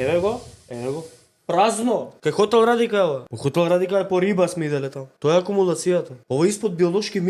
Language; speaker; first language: Macedonian; native; Macedonian